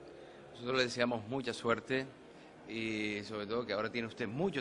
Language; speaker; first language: Spanish; native; Spanish